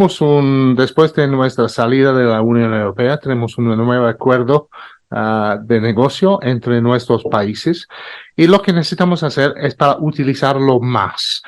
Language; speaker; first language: Spanish; non-native, fluent; English